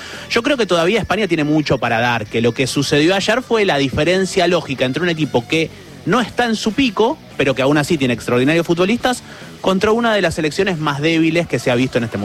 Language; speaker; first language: Spanish; native; Spanish